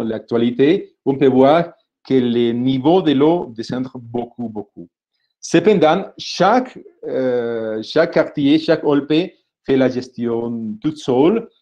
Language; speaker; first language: French; non-native, fluent; Spanish